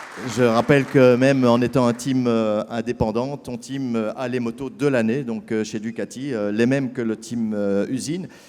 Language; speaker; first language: French; native; French